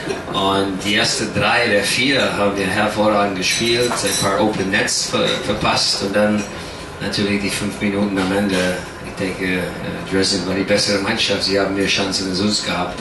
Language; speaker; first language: German; non-native, learner; English